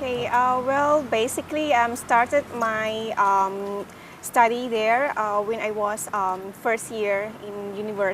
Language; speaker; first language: English; non-native, fluent; Thai